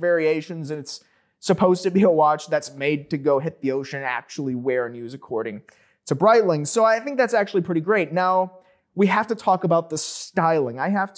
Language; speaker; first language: English; native; English